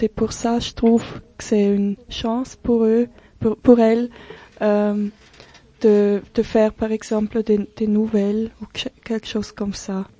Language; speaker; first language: French; non-native, local second language; German